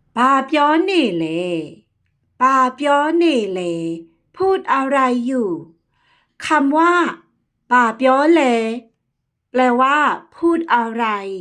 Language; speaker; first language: Thai; native; Thai